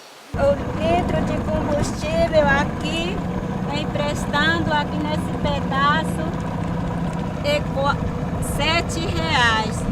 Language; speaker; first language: Portuguese; non-native, local second language; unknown